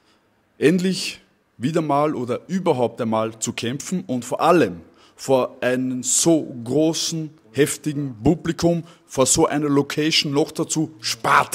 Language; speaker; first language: German; native; German